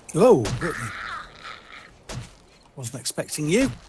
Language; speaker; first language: English; native; English